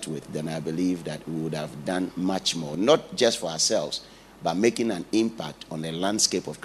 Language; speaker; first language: English; non-native, local second language; Akan